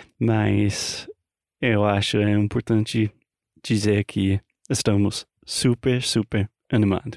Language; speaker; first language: Portuguese; non-native, fluent; English